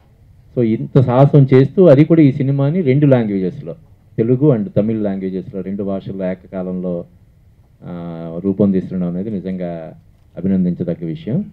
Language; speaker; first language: Telugu; native; Telugu